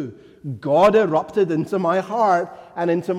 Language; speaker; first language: English; native; English